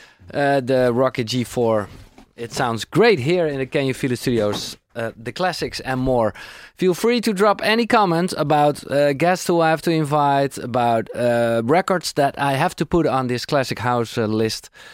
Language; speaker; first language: English; non-native, fluent; Dutch